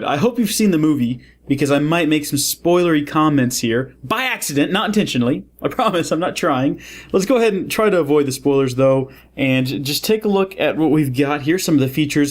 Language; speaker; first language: English; native; English